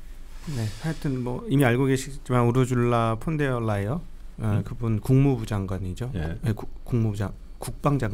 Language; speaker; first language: Korean; native; Korean